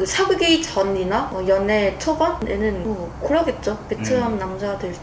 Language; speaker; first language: Korean; non-native, fluent; Vietnamese